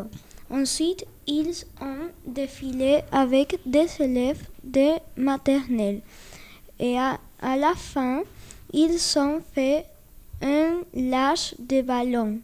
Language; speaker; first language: French; non-native, learner; Spanish